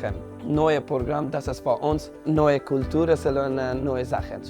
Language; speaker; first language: German; non-native, learner; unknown